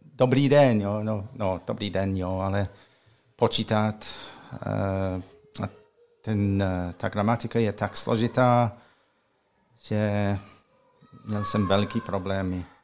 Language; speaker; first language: Czech; non-native, learner; English